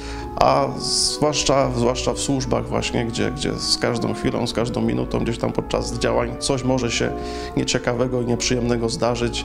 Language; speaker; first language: Polish; native; Polish